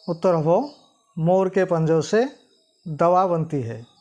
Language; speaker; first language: Hindi; non-native, local second language; Assamese